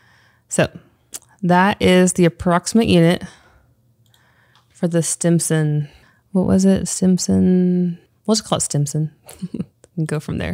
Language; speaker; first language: English; native; English